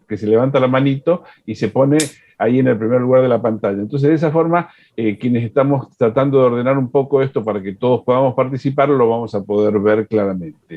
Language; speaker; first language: Spanish; native; Spanish